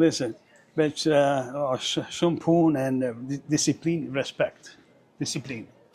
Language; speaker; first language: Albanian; early bilingual, heritage; Albanian